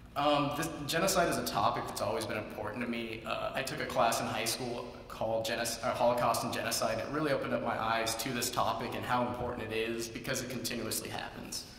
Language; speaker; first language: English; native; English